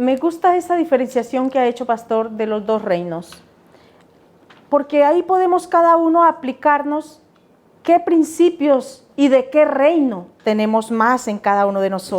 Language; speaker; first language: Spanish; native; Spanish